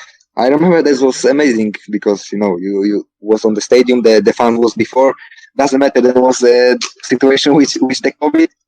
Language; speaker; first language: English; non-native, learner; Polish